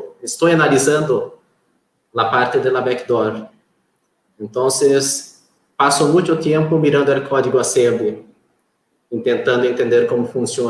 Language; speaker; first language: Spanish; non-native, fluent; Portuguese